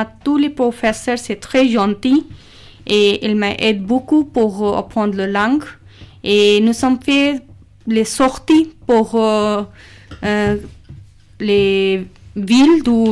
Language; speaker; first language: French; non-native, learner; Urdu